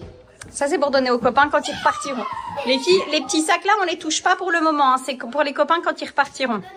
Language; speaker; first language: French; native; French